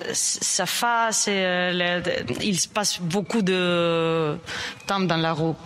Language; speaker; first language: French; non-native, learner; Spanish